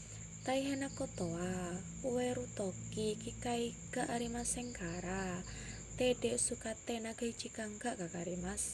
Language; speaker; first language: Japanese; non-native, learner; Indonesian